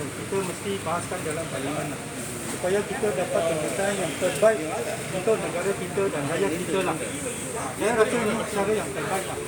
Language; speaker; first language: Malay; native; Malay